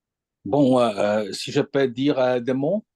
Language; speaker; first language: French; non-native, fluent; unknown